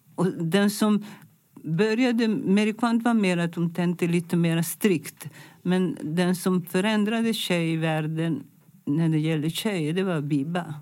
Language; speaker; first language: Swedish; non-native, fluent; Italian